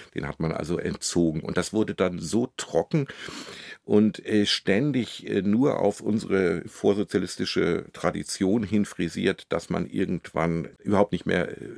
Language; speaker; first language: German; native; German